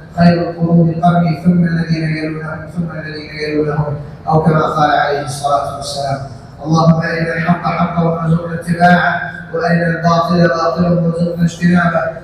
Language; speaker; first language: Arabic; non-native, fluent; Bangla